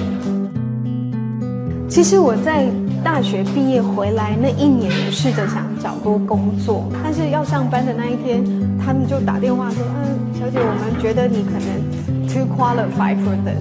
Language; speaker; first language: Chinese; native; Chinese